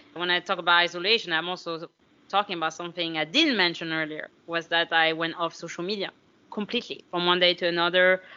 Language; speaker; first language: English; non-native, fluent; French